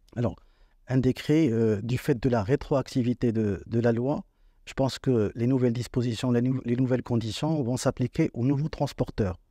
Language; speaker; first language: French; non-native, local second language; Arabic